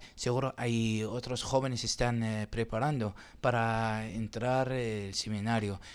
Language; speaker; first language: Spanish; non-native, learner; Arabic